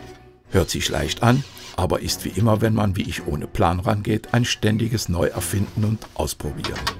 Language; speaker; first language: German; native; German